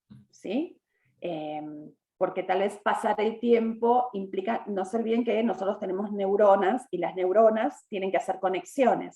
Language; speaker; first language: Spanish; native; Spanish